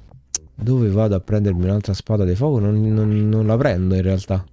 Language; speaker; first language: Italian; native; Italian